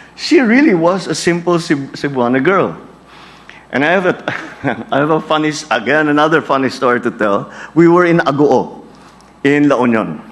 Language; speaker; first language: English; non-native, local second language; Filipino